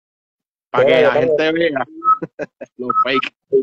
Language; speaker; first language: Spanish; native; Spanish